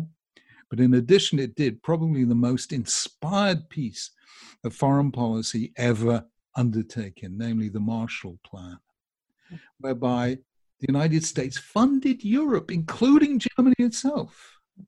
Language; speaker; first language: English; native; English